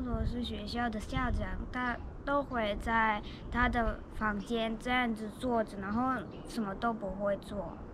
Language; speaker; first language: Chinese; early bilingual, other home language; Russian